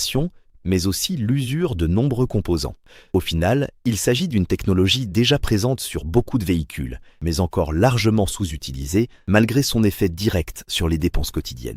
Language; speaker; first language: French; native; French